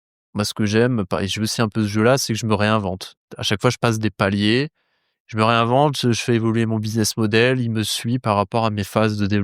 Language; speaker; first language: French; native; French